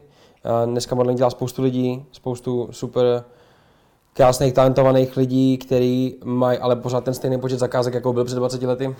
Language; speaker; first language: Czech; native; Czech